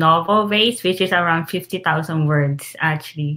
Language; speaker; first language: English; non-native, local second language; Filipino